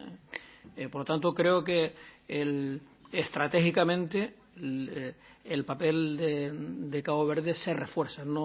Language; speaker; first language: Spanish; native; Spanish